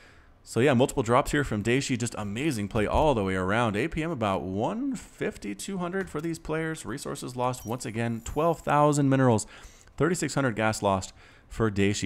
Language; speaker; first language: English; native; English